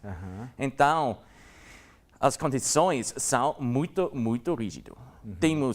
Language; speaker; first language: Portuguese; non-native, learner; German